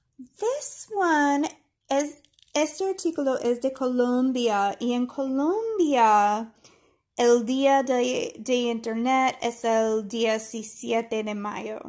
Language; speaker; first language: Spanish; non-native, fluent; English